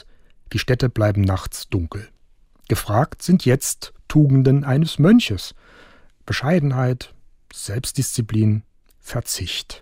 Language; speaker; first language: German; native; German